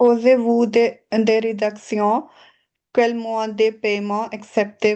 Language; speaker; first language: French; non-native, learner; Punjabi